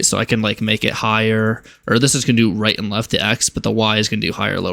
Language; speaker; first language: English; native; English